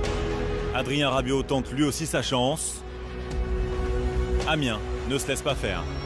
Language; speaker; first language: French; native; French